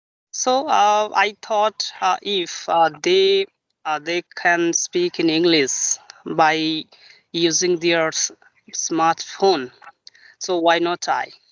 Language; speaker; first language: English; non-native, local second language; Bangla